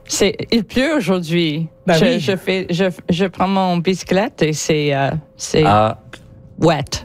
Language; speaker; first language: French; non-native, learner; English